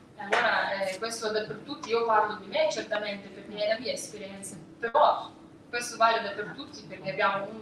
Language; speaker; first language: Italian; non-native, fluent; Russian